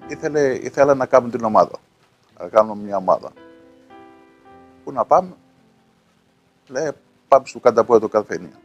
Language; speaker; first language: Greek; early bilingual, heritage; Greek